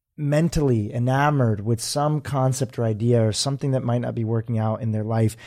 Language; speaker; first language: English; native; English